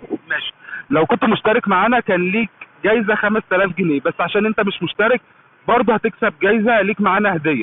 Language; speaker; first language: Arabic; native; Arabic